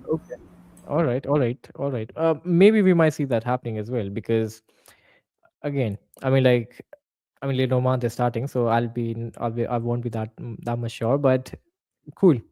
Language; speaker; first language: English; non-native, fluent; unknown